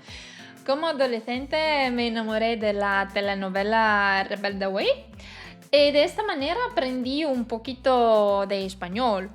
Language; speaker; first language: Spanish; non-native, learner; Belarusian